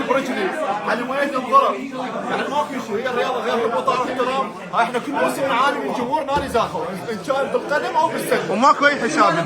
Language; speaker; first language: Arabic; native; Arabic